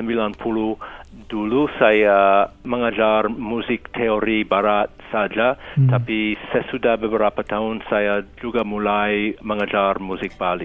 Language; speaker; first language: Indonesian; non-native, fluent; English